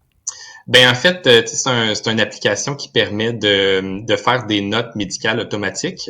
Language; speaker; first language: French; native; French